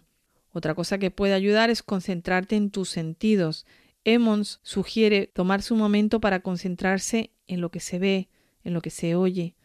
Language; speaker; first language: Spanish; native; Spanish